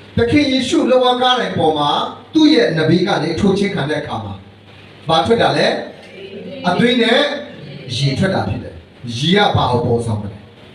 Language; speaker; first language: Burmese; non-native, local second language; Hakha Chin